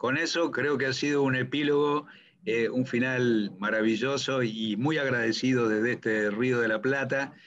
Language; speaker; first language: Spanish; native; Spanish